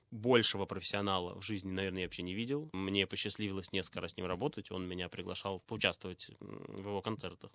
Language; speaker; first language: Russian; native; Russian